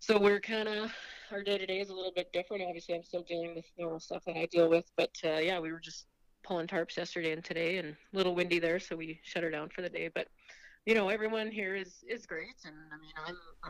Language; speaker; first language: English; native; English